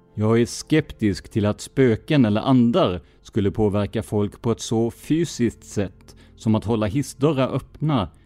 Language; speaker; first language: Swedish; native; Swedish